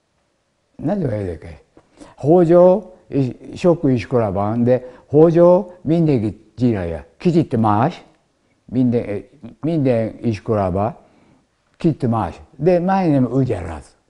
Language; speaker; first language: Hungarian; non-native, learner; Japanese